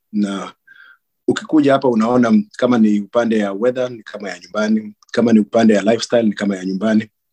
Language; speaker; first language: Swahili; non-native, local second language; Kalenjin